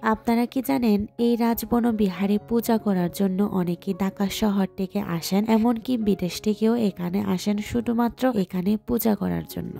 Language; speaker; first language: Bangla; non-native, local second language; Chakma